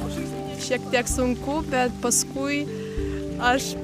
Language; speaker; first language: Lithuanian; non-native, local second language; Russian